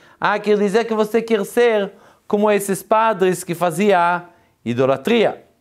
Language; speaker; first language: Portuguese; non-native, fluent; Hebrew